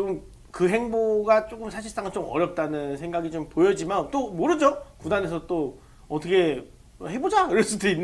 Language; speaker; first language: Korean; native; Korean